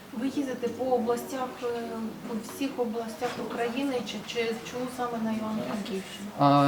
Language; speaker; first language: Ukrainian; native; Ukrainian